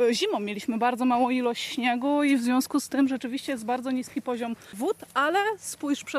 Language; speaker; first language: Polish; native; Polish